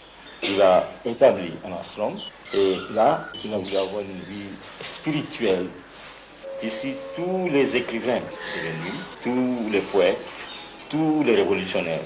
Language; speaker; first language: French; non-native, fluent; Bangla